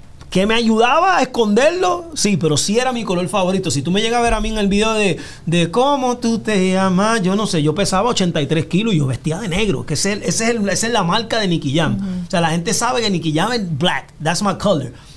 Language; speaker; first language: Spanish; early bilingual, heritage; Spanish